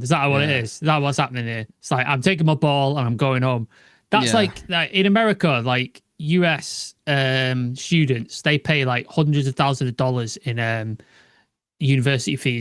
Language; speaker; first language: English; native; English